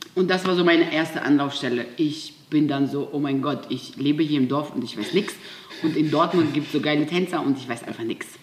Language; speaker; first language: German; non-native, fluent; Russian